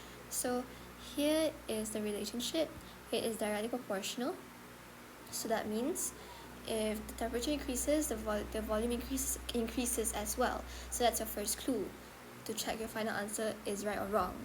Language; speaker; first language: English; non-native, local second language; Malay